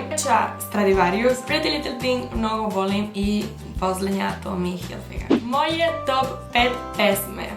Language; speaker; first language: Bosnian; early bilingual, heritage; Bosnian